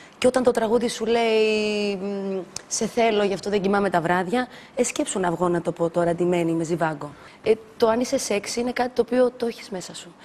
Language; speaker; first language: Greek; early bilingual, other home language; Albanian